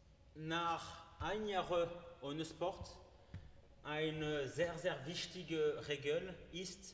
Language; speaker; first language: German; non-native, learner; French